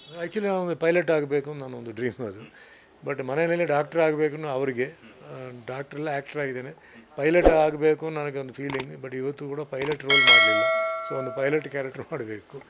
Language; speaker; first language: Kannada; non-native, local second language; Tulu